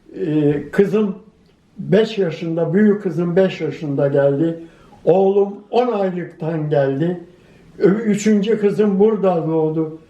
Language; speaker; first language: Turkish; native; Turkish